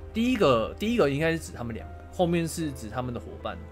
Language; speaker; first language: Chinese; native; Chinese